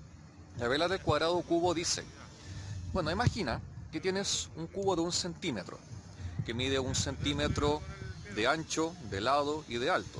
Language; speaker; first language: Spanish; native; Spanish